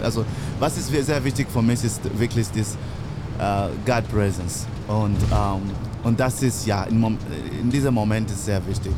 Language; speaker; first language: German; non-native, learner; English